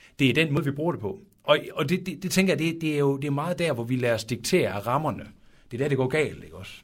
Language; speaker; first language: Danish; native; Danish